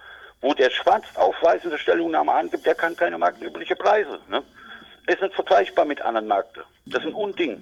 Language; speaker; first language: German; native; German